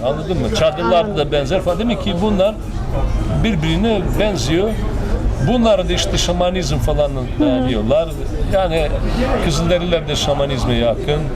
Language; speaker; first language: Turkish; non-native, fluent; Serbian